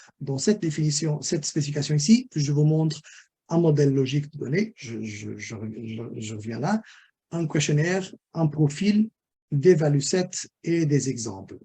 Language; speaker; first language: French; non-native, fluent; Portuguese